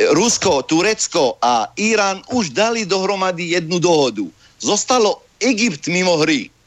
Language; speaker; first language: Slovak; non-native, fluent; Arabic